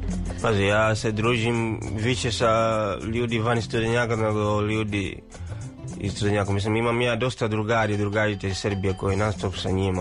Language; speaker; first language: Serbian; non-native, learner; Swahili